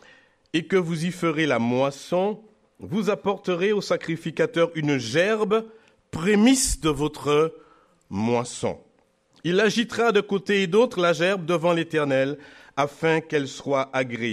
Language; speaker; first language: French; native; French